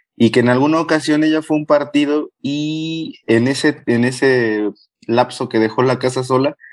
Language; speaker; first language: Spanish; native; Spanish